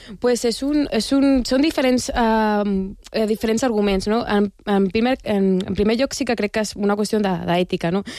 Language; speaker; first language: Catalan; native; Catalan